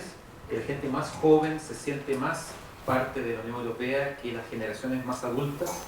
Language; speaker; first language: Spanish; native; Spanish